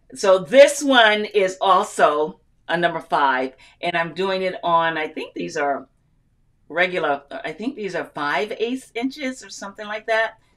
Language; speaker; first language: English; native; English